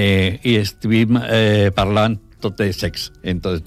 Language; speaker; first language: Catalan; non-native, learner; Spanish